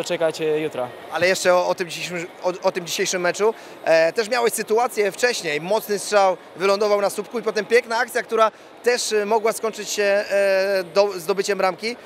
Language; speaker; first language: Polish; native; Polish